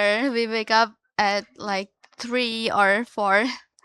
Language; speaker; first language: English; non-native, learner; Indonesian